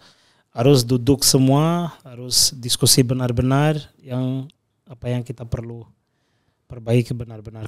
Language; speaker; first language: Indonesian; non-native, fluent; Portuguese